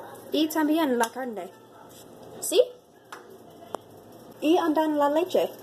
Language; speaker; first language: Spanish; non-native, learner; English